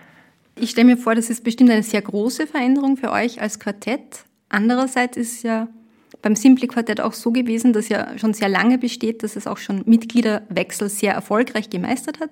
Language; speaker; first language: German; native; German